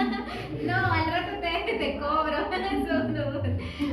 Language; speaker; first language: Spanish; native; Spanish